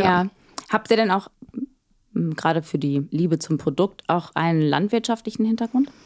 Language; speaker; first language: German; native; German